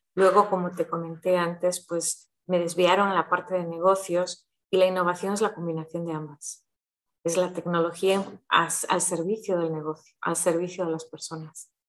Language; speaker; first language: Spanish; early bilingual, heritage; Spanish